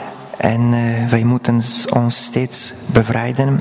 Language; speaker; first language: Dutch; non-native, fluent; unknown